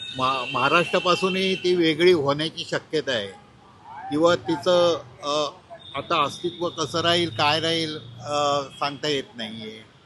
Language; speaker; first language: Marathi; native; Marathi